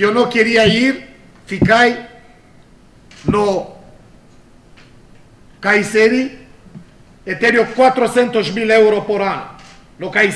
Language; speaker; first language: Portuguese; non-native, fluent; Romanian